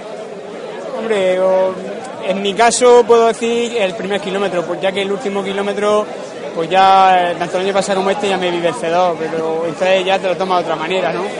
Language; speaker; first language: Spanish; native; Spanish